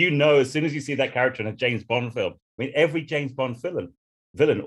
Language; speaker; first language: English; native; English